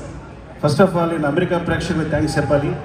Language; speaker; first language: Telugu; native; Telugu